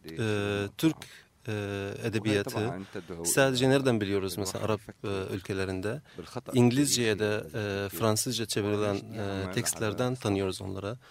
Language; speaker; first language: Turkish; non-native, fluent; Arabic